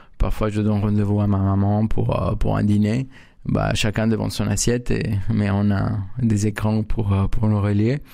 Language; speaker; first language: French; non-native, fluent; Spanish